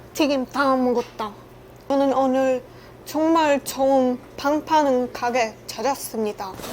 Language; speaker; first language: Korean; non-native, learner; Czech